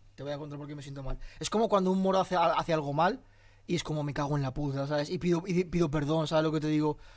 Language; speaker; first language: Spanish; early bilingual, other home language; Arabic